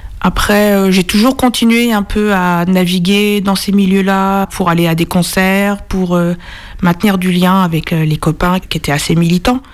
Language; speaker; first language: French; native; French